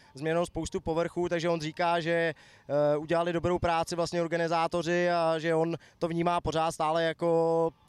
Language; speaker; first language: Czech; native; Czech